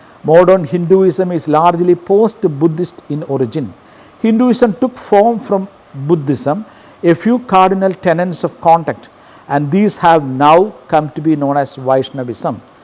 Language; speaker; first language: English; non-native, local second language; Malayalam